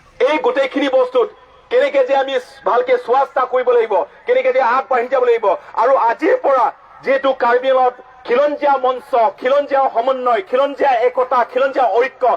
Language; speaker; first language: Assamese; non-native, local second language; Karbi